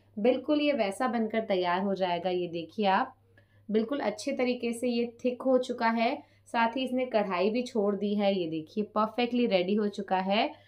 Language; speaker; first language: Hindi; non-native, local second language; Punjabi